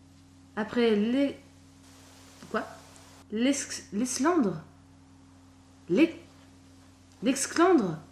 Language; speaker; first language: French; native; French